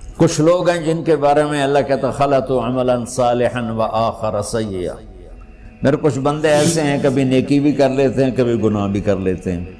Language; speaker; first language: Urdu; non-native, local second language; Punjabi